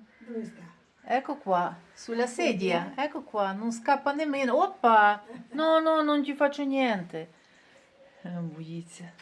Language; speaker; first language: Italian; non-native, learner; Ukrainian